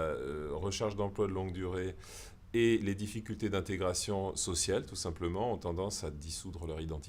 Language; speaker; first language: French; native; French